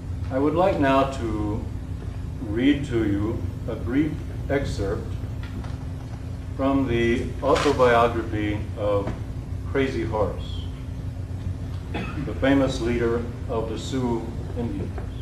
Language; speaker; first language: English; native; English